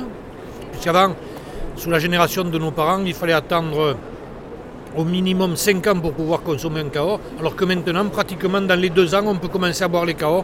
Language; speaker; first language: French; native; French